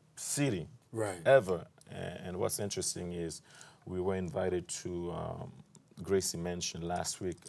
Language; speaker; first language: English; non-native, fluent; French